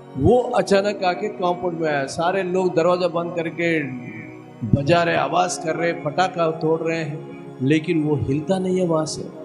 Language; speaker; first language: Hindi; non-native, local second language; Telugu